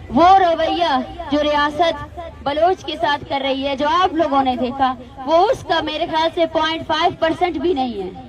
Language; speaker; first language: Urdu; non-native, local second language; Baluchi